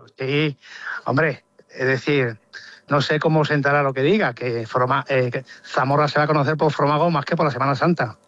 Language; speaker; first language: Spanish; native; Spanish